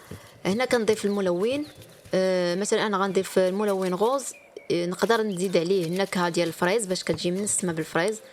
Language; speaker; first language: Arabic; native; Arabic